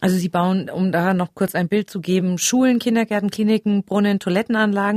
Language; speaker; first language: German; native; German